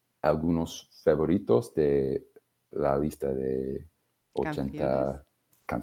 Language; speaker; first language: Spanish; non-native, fluent; English